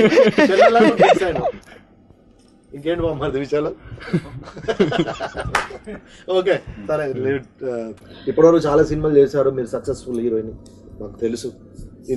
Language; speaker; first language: Telugu; native; Telugu